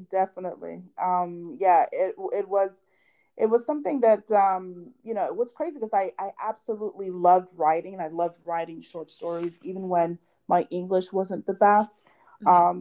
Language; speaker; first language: English; early bilingual, other home language; Haitian Creole